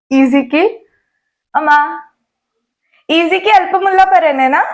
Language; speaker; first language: Malayalam; non-native, learner; Hindi